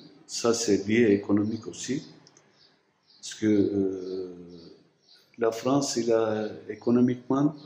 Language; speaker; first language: French; non-native, fluent; Turkish